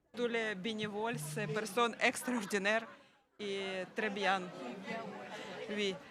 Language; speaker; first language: French; non-native, learner; Ukrainian